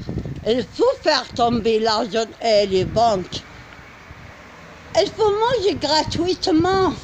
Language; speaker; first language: French; non-native, learner; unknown